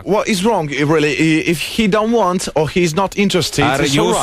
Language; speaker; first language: English; non-native, learner; Lithuanian